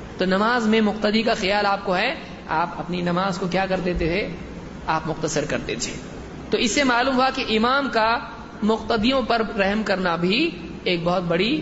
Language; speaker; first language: Urdu; native; Urdu